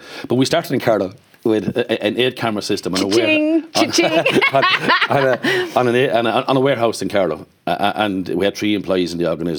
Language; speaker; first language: English; native; English